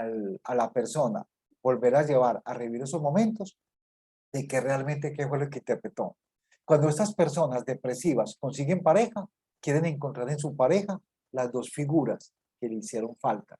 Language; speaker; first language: Spanish; native; Spanish